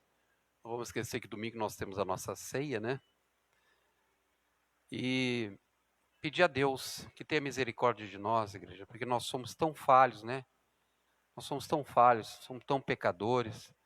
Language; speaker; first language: Portuguese; native; Portuguese